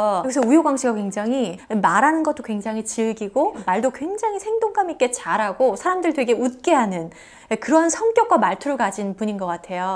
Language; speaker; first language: Korean; native; Korean